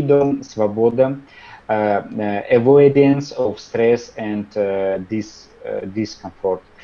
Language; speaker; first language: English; non-native, learner; Russian